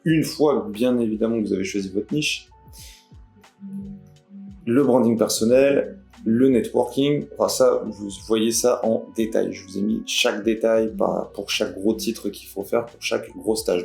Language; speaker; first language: French; native; French